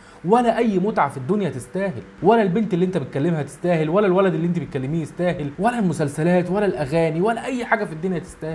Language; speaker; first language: Arabic; native; Arabic